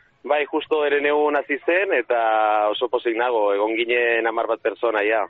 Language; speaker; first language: Basque; non-native, learner; Catalan